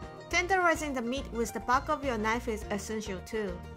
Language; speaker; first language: English; non-native, fluent; Japanese